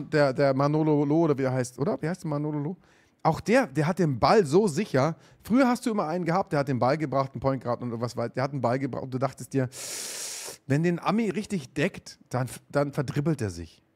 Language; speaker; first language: German; native; German